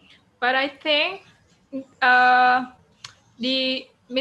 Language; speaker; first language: English; non-native, fluent; Indonesian